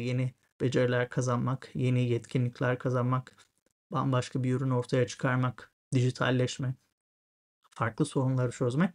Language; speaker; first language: Turkish; native; Turkish